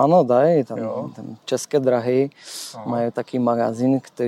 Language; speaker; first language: Czech; non-native, learner; Polish